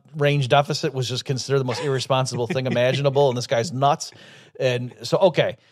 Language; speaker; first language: English; native; English